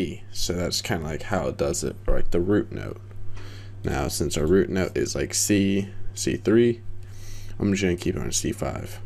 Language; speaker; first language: English; native; English